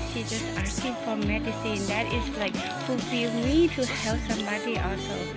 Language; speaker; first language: English; non-native, learner; Thai